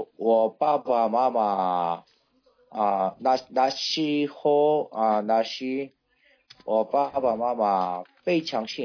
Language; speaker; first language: Chinese; non-native, learner; Korean